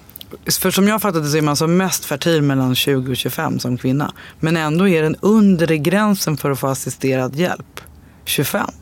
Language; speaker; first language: Swedish; native; Swedish